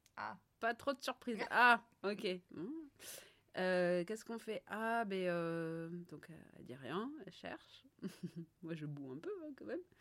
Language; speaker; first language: French; native; French